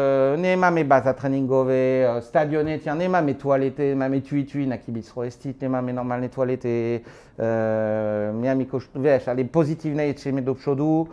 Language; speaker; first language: Polish; non-native, learner; French